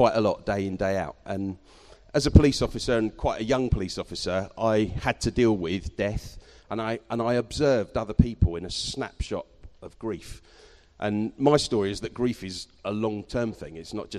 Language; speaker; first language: English; native; English